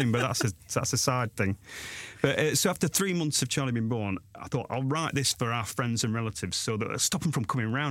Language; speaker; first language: English; native; English